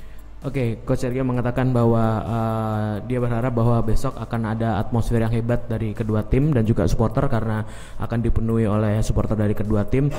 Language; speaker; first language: Indonesian; native; Indonesian